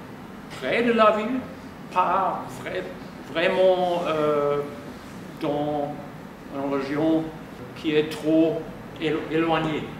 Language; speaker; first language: French; non-native, fluent; German